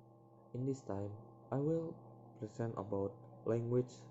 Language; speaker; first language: English; non-native, learner; Indonesian